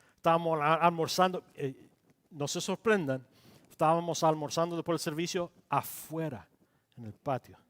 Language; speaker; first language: Spanish; non-native, local second language; English